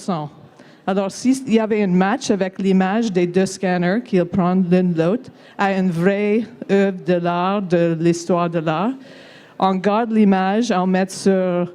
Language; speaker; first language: French; non-native, local second language; English